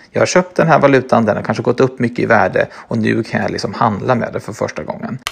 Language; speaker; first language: Swedish; native; Swedish